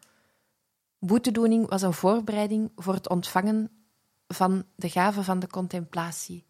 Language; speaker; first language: Dutch; native; Dutch